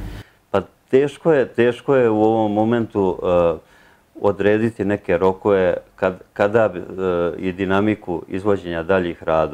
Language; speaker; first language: Serbian; native; Serbian